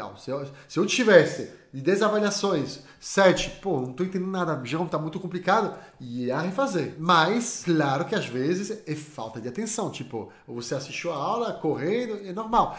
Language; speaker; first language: Portuguese; non-native, fluent; French